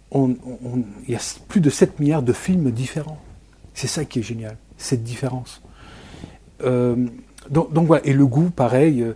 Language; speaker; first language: French; native; French